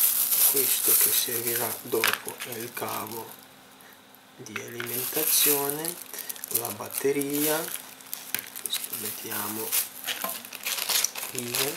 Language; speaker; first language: Italian; non-native, fluent; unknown